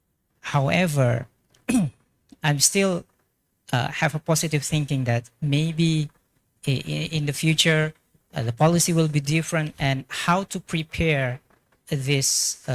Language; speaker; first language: English; non-native, fluent; Indonesian